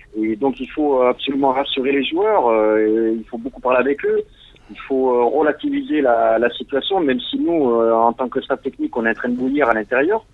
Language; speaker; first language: French; non-native, local second language; Arabic